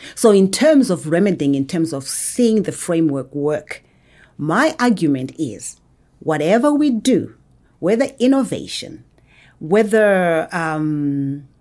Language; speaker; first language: English; non-native, local second language; Shona